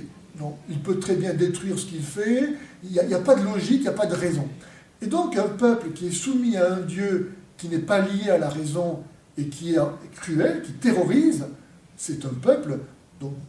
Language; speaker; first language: French; native; French